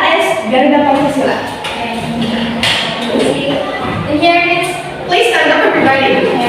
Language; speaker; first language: English; non-native, fluent; Indonesian